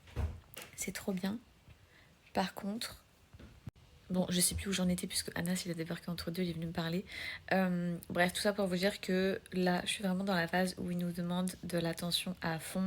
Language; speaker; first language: French; native; French